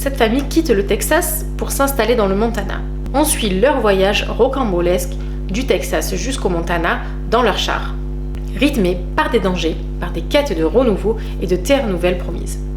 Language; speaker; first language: French; native; French